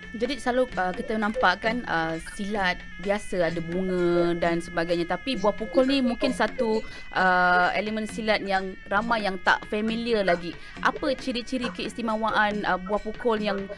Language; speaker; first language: Malay; native; Malay